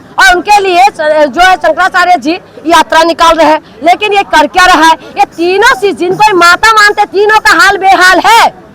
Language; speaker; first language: Hindi; non-native, local second language; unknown